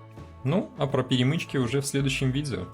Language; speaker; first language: Russian; native; Russian